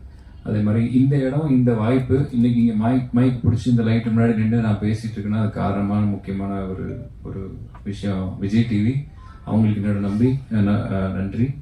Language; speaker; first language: Tamil; native; Tamil